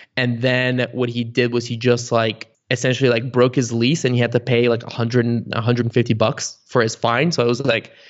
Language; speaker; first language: English; early bilingual, other home language; Bulgarian